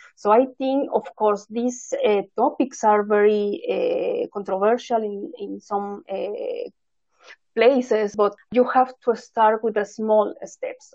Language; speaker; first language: English; non-native, fluent; Spanish